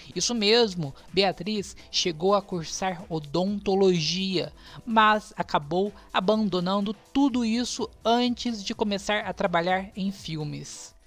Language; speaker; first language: Portuguese; native; Portuguese